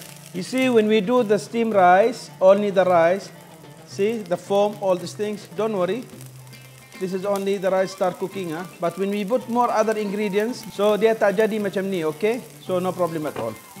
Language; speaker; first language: English; non-native, local second language; Arabic